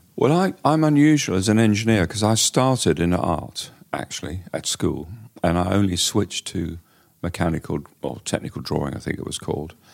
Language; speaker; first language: English; native; English